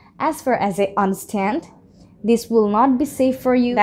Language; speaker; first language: English; non-native, local second language; Bangla